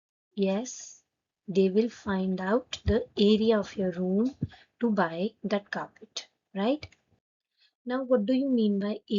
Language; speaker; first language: English; non-native, local second language; Hindi